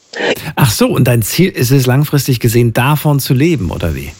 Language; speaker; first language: German; native; German